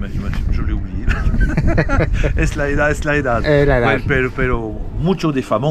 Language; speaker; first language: Spanish; non-native, learner; French